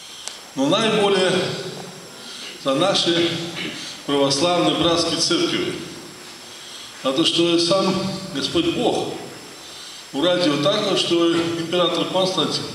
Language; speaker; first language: Russian; native; Russian